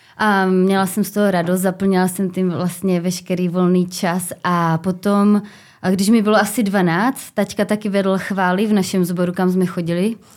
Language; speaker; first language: Czech; native; Czech